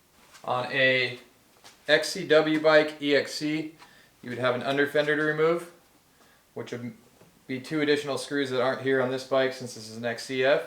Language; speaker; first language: English; native; English